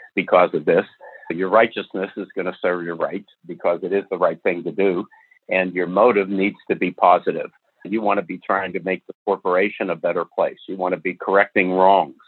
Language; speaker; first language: English; native; English